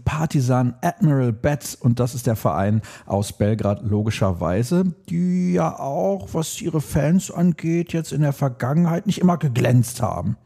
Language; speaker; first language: German; native; German